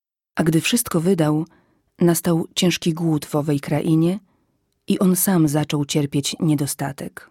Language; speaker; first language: Polish; native; Polish